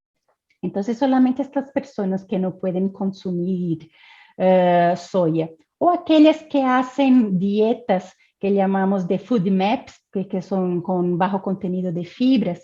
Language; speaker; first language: Spanish; non-native, fluent; Portuguese